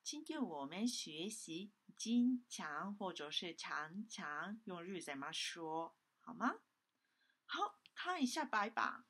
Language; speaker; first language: Chinese; non-native, fluent; Japanese